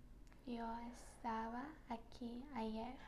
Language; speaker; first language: Spanish; non-native, learner; English